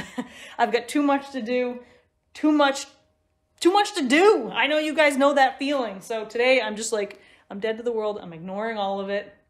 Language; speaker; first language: English; native; English